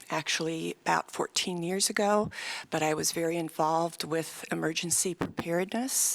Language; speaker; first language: English; native; English